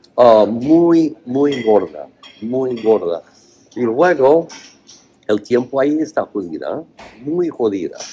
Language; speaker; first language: Spanish; non-native, fluent; English